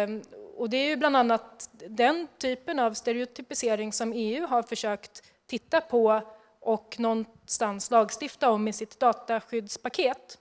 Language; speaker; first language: Swedish; native; Swedish